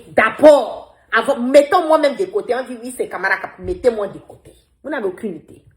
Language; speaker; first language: French; non-native, local second language; Bambara